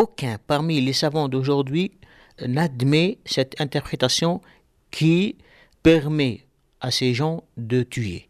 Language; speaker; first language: French; non-native, local second language; Arabic